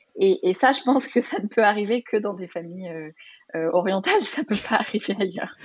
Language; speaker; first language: French; early bilingual, other home language; Arabic